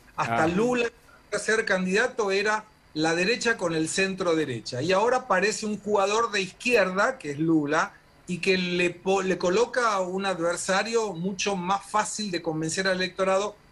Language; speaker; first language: Spanish; native; Spanish